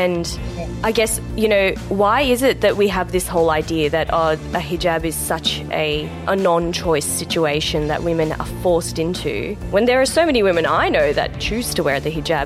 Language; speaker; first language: English; non-native, local second language; Memoni